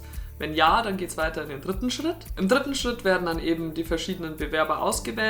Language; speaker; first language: German; native; German